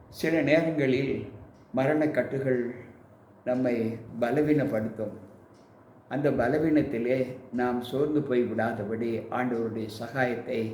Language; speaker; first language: Tamil; native; Tamil